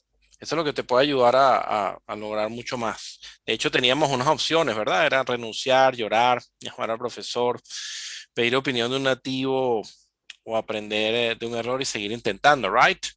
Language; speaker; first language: Spanish; native; Spanish